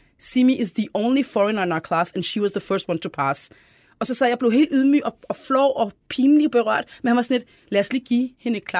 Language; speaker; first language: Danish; early bilingual, other home language; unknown